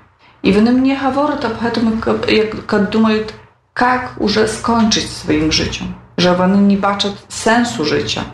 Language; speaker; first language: Polish; non-native, local second language; Belarusian